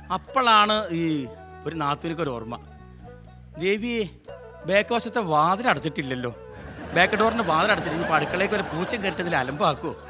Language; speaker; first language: Malayalam; native; Malayalam